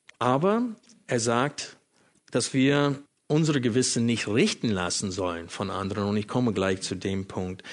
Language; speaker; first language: German; non-native, fluent; English